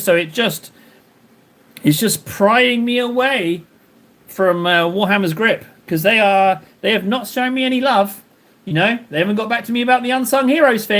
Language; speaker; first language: English; native; English